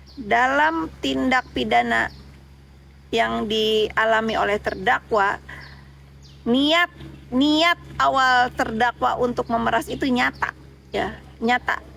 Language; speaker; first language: Indonesian; native; Indonesian